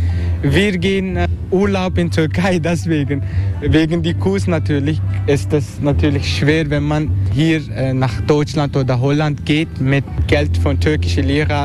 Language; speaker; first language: German; non-native, fluent; Turkish